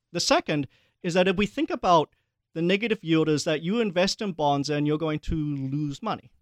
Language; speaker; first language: English; early bilingual, other home language; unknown